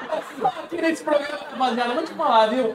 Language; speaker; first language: Portuguese; native; Portuguese